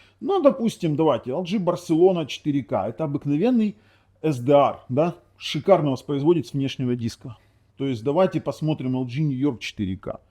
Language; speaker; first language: Russian; non-native, local second language; Ukrainian